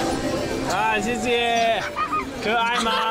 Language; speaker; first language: Chinese; non-native, learner; English